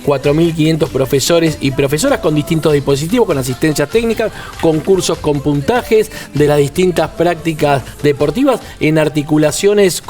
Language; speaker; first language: Spanish; native; Spanish